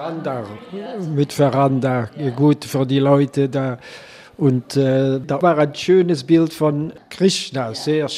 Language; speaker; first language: German; non-native, learner; Dutch